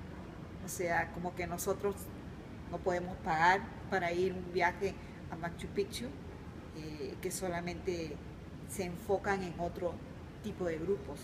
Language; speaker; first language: Spanish; early bilingual, heritage; Spanish